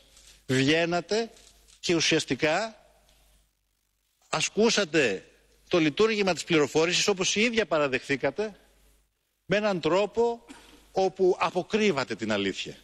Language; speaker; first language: Greek; native; Greek